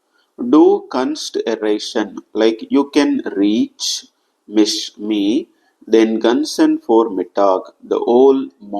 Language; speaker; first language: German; non-native, fluent; Telugu